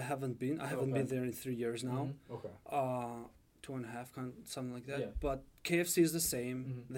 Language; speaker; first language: English; non-native, fluent; Albanian